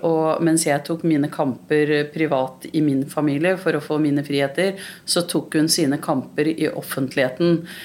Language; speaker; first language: Norwegian; early bilingual, other home language; Urdu